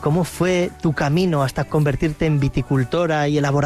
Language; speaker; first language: Spanish; native; Spanish